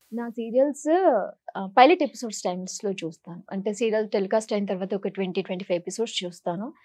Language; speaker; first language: Telugu; native; Telugu